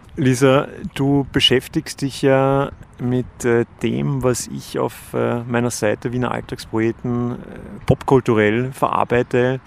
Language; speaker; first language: German; native; German